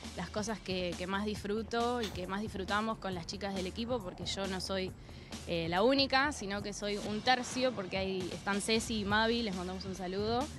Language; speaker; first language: Spanish; native; Spanish